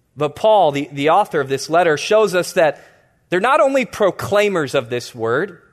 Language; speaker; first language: English; native; English